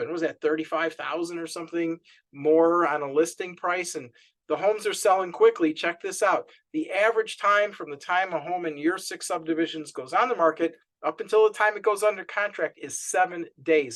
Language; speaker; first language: English; native; English